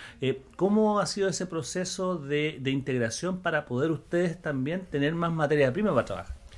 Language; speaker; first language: Spanish; native; Spanish